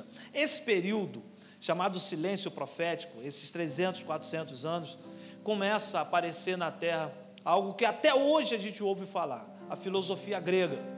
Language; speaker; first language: Portuguese; native; Portuguese